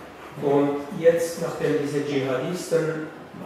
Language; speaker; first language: German; non-native, fluent; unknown